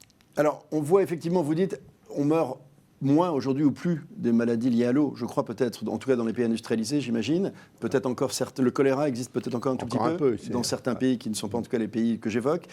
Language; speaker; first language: French; native; French